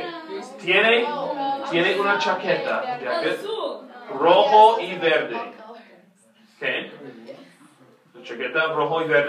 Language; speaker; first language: Spanish; non-native, fluent; English